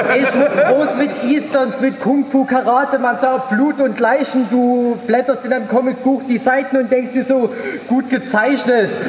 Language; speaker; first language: German; native; German